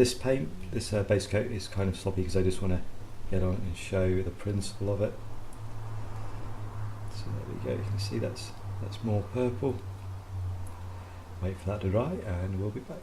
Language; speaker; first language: English; native; English